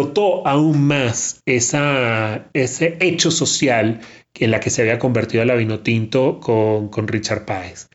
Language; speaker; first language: Spanish; native; Spanish